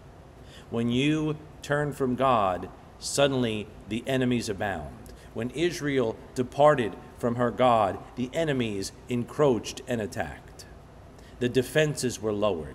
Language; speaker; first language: English; native; English